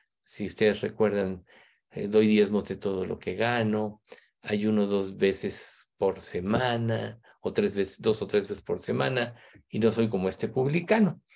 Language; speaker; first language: Spanish; native; Spanish